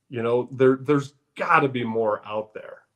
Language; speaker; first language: English; native; English